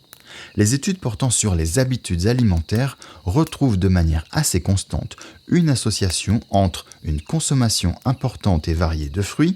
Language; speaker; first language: French; native; French